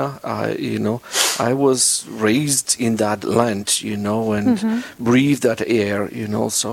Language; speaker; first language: English; non-native, fluent; Polish